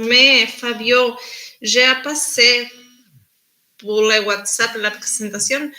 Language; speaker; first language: French; non-native, learner; Spanish